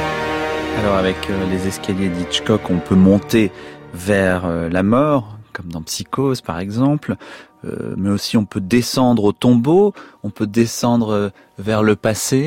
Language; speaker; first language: French; native; French